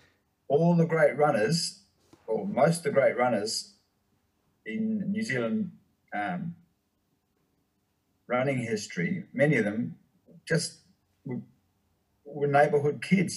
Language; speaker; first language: English; native; English